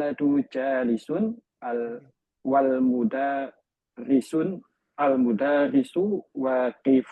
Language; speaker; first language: Arabic; non-native, learner; Indonesian